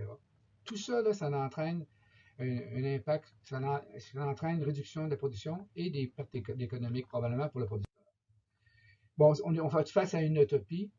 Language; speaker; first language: French; native; French